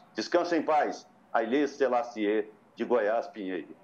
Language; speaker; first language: Portuguese; native; Portuguese